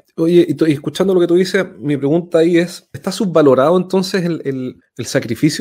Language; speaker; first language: Spanish; native; Spanish